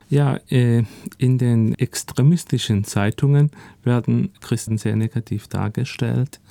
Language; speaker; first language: German; early bilingual, other home language; Turkish